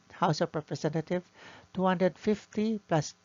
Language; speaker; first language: English; non-native, local second language; Filipino